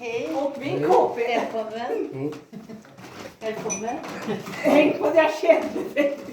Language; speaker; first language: Swedish; native; Swedish